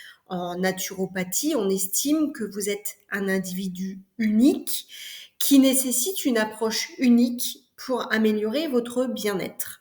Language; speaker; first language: French; native; French